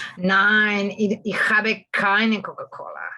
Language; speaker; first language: German; non-native, learner; Serbian